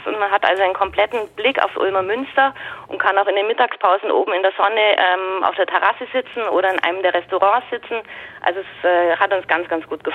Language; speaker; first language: German; native; German